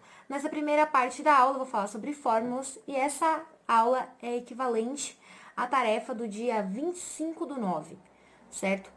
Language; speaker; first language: Portuguese; native; Portuguese